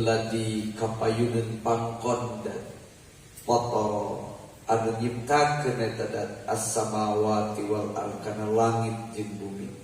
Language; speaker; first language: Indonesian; non-native, local second language; Sundanese